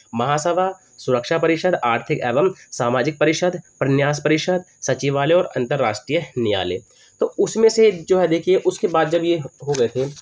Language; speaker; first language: Hindi; native; Hindi